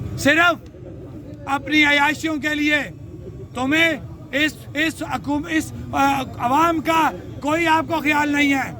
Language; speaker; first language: Urdu; non-native, local second language; Punjabi